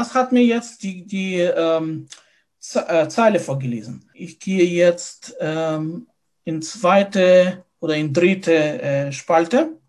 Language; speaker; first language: German; non-native, fluent; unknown